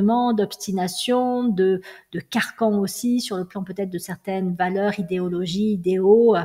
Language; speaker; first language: French; native; French